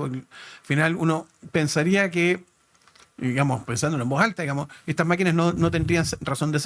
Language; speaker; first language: Spanish; native; Spanish